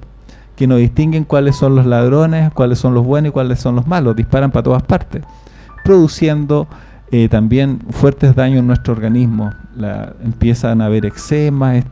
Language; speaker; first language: Spanish; native; Spanish